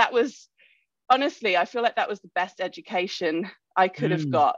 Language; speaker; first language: English; native; English